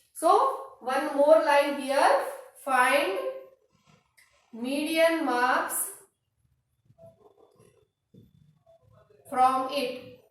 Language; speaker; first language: English; non-native, local second language; Hindi